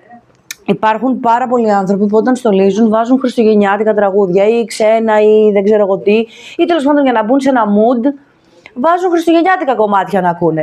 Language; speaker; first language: Greek; native; Greek